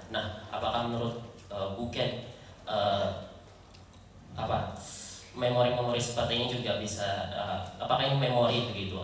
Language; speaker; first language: Indonesian; native; Indonesian